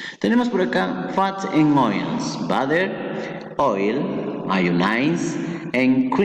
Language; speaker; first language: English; non-native, fluent; Spanish